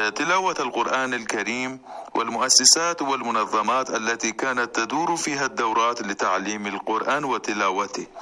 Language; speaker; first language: Arabic; non-native, fluent; Persian